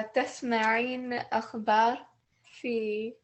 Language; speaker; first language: Arabic; non-native, learner; English